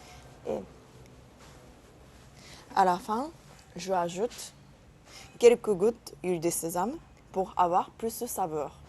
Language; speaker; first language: French; non-native, learner; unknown